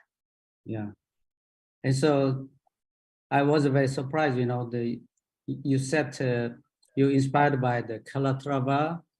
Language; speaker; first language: English; non-native, learner; Japanese